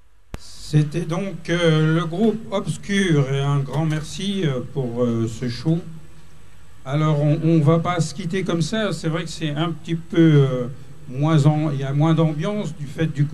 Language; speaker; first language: French; native; French